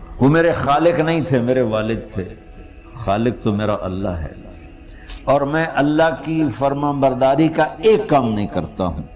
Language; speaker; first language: Urdu; non-native, local second language; Punjabi